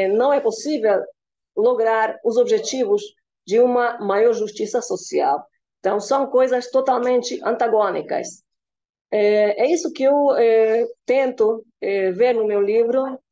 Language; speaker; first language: Portuguese; non-native, fluent; Hungarian